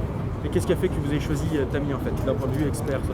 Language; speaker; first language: French; native; French